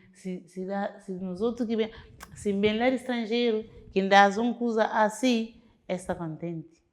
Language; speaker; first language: Portuguese; non-native, learner; Kabuverdianu